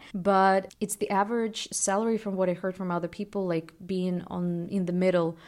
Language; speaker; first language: English; non-native, fluent; Russian